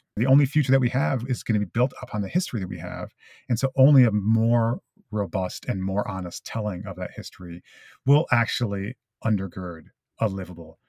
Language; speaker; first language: English; early bilingual, other home language; Japanese